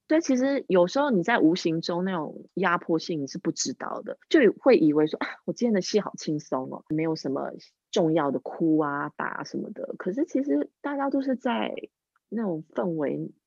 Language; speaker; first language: Chinese; non-native, local second language; English